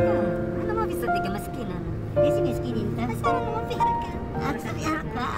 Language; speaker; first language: Arabic; non-native, learner; Filipino